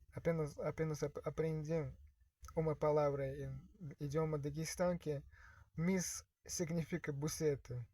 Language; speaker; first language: Portuguese; non-native, fluent; Russian